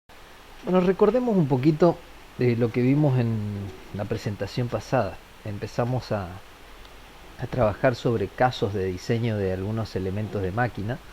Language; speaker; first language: Spanish; native; Spanish